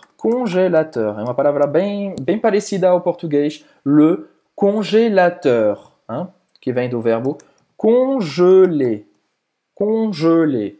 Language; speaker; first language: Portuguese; non-native, fluent; French